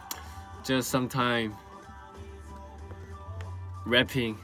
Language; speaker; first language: English; non-native, learner; Korean